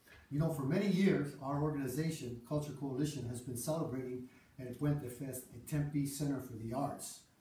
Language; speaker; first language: English; early bilingual, other home language; Spanish